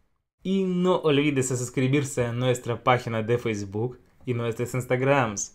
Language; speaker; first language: Spanish; non-native, learner; Russian